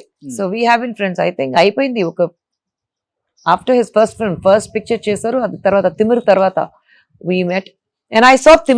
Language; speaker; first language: Telugu; non-native, fluent; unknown